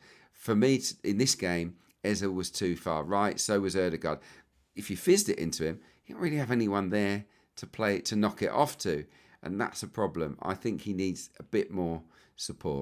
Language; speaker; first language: English; native; English